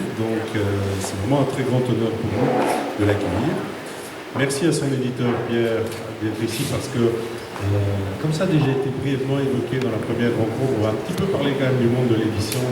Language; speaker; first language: French; native; French